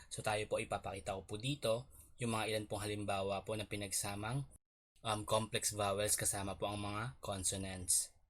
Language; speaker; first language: Filipino; native; Filipino